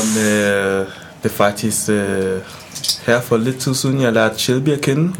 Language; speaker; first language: Danish; non-native, fluent; Ewe